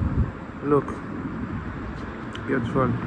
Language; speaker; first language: English; non-native, learner; Portuguese